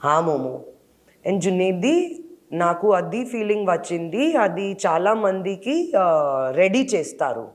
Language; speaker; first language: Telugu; non-native, learner; Hindi